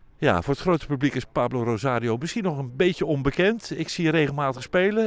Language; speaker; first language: Dutch; native; Dutch